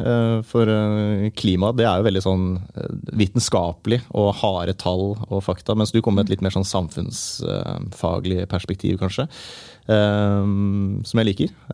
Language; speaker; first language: Norwegian; native; Norwegian